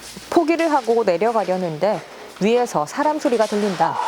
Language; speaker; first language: Korean; native; Korean